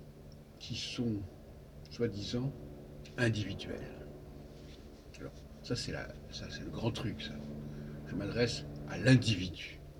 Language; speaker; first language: French; native; French